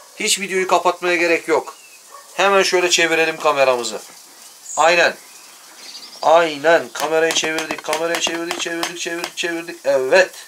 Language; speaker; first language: Turkish; native; Turkish